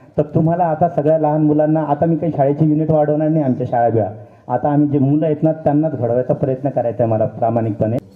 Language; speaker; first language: Marathi; native; Marathi